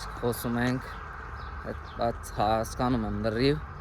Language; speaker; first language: Armenian; non-native, learner; Hindi